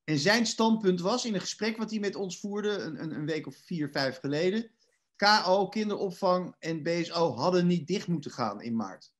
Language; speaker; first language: Dutch; native; Dutch